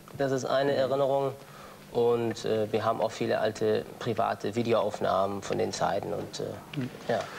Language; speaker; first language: German; non-native, fluent; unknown